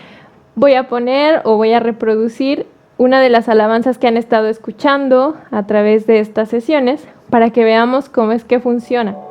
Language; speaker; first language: Spanish; native; Spanish